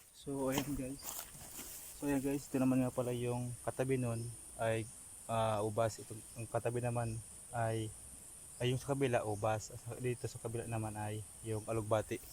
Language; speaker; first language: Filipino; non-native, local second language; Cebuano